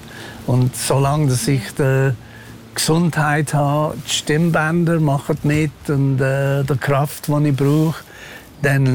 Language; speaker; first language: German; non-native, fluent; Maltese